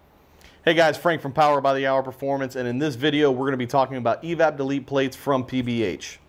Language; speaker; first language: English; native; English